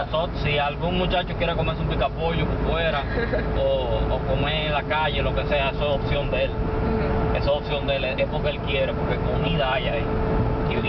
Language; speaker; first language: Spanish; native; Spanish